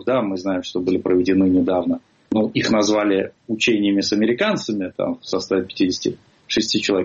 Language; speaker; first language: Russian; native; Russian